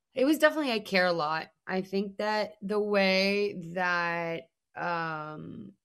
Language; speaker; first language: English; non-native, fluent; Spanish